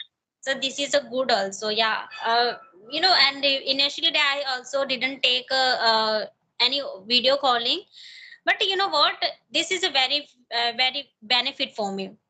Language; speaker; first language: English; non-native, learner; Hindi